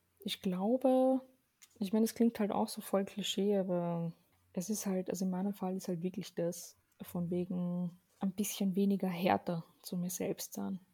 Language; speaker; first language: German; early bilingual, other home language; Arabic